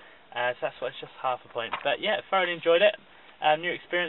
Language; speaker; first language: English; native; English